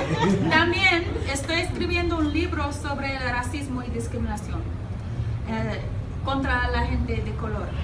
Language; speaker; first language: Spanish; non-native, learner; English